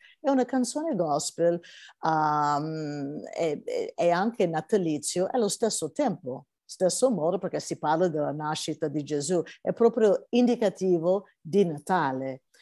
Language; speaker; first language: Italian; non-native, fluent; English